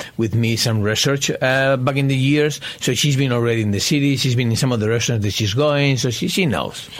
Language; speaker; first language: English; non-native, fluent; Spanish